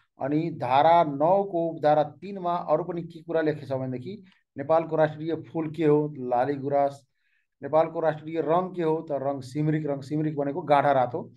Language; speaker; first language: Nepali; non-native, local second language; Maithili